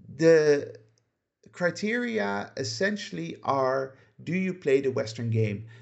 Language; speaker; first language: English; non-native, fluent; Dutch